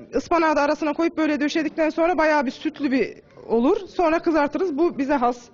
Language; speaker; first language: Turkish; native; Turkish